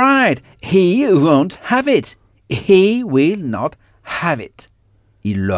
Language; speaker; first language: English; non-native, fluent; French